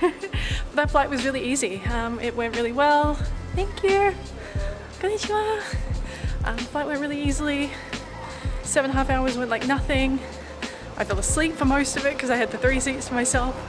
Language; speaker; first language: English; native; English